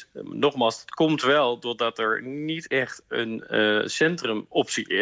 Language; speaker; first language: Dutch; native; Dutch